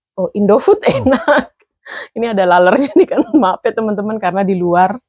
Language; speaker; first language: Indonesian; native; Indonesian